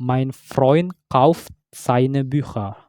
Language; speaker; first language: German; non-native, learner; Indonesian